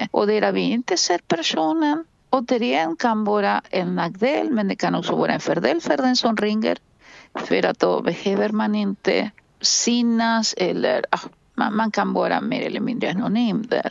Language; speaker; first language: Swedish; non-native, fluent; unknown